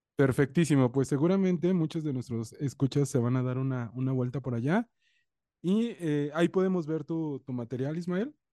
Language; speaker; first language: Spanish; native; Spanish